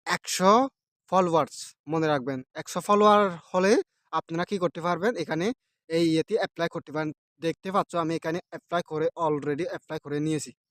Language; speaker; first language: Bangla; non-native, local second language; Chakma